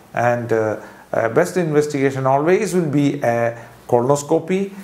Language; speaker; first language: English; non-native, local second language; Malayalam